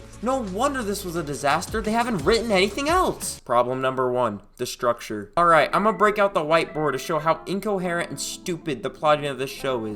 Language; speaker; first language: English; native; English